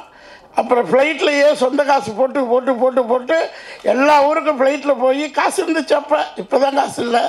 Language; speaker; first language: Tamil; native; Tamil